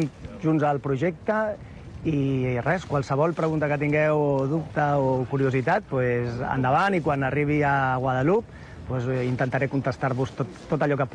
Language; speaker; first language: Catalan; native; Catalan